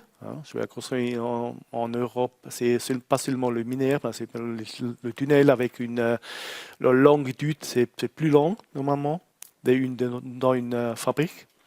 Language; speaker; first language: French; non-native, learner; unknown